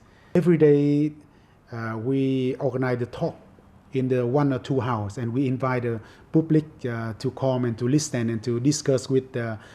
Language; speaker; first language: English; non-native, fluent; Vietnamese